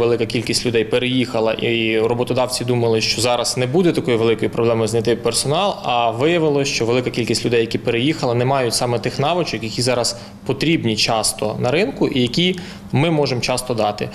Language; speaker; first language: Ukrainian; native; Ukrainian